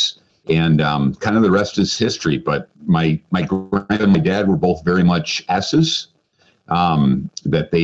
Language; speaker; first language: English; native; English